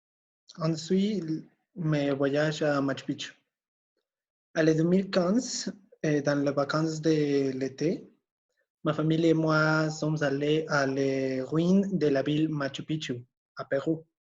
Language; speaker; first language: French; non-native, learner; Spanish